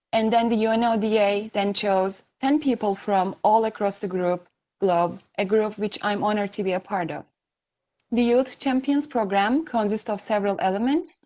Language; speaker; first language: English; non-native, fluent; Turkish